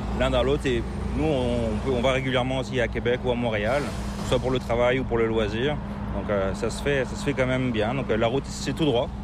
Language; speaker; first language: French; native; French